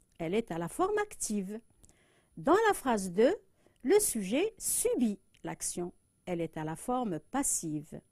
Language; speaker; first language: French; non-native, local second language; Arabic